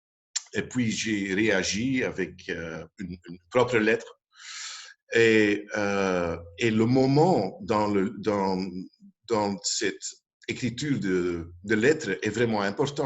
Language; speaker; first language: French; non-native, local second language; Dutch